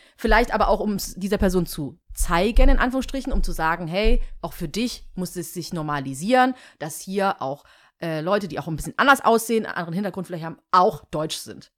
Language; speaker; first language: German; early bilingual, other home language; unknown